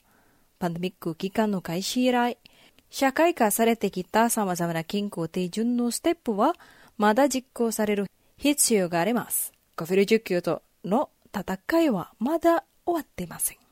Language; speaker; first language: Japanese; non-native, fluent; Indonesian